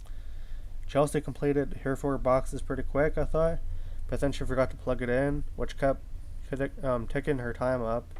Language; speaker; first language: English; native; English